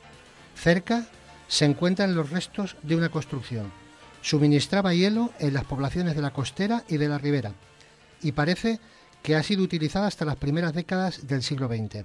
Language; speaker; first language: Spanish; native; Spanish